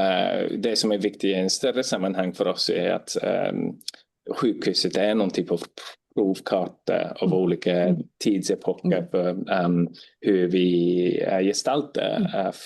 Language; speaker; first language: Swedish; non-native, fluent; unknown